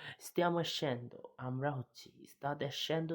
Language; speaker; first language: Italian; non-native, learner; Bangla